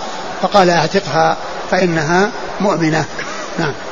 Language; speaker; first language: Arabic; native; Arabic